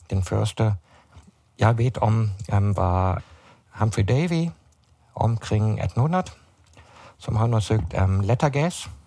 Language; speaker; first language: Danish; non-native, fluent; German